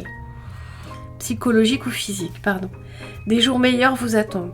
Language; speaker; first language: French; native; French